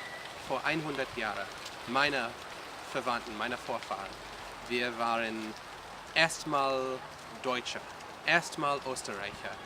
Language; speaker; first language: German; non-native, learner; English